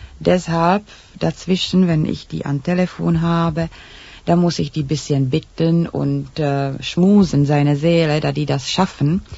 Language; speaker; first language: German; non-native, learner; Czech